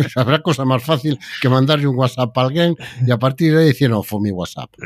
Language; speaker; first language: Spanish; non-native, local second language; Galician